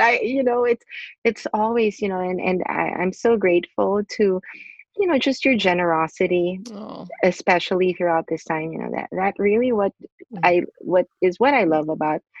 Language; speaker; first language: English; non-native, local second language; Filipino